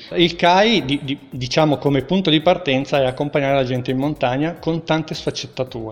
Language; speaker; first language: Italian; native; Italian